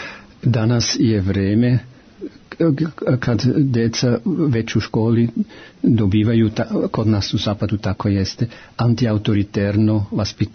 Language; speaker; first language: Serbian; non-native, fluent; German